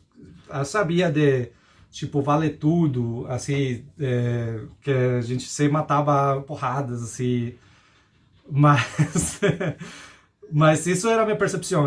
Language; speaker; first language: Portuguese; non-native, fluent; Spanish